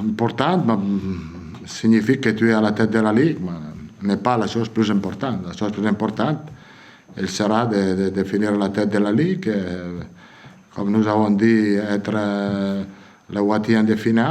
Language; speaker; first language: French; non-native, fluent; Italian